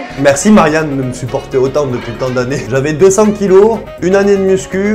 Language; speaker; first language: French; native; French